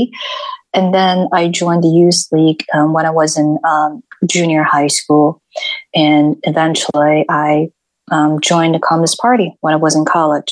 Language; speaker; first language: English; non-native, fluent; Chinese